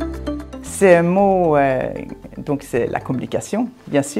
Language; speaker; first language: French; non-native, fluent; Swedish